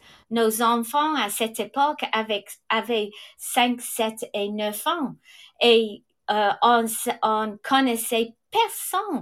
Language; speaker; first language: French; non-native, fluent; English